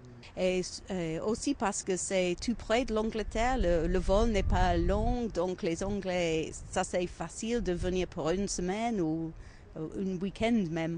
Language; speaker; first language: French; non-native, fluent; English